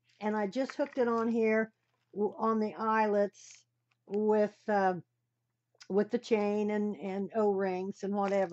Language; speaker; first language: English; native; English